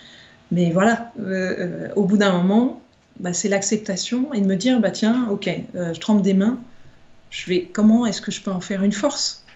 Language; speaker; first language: French; native; French